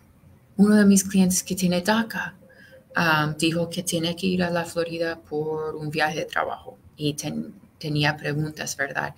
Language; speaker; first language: Spanish; non-native, fluent; English